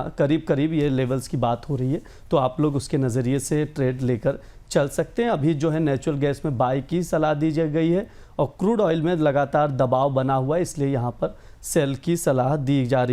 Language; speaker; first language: Hindi; native; Hindi